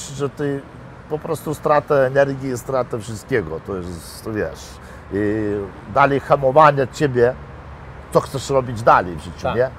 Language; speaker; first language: Polish; non-native, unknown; Lithuanian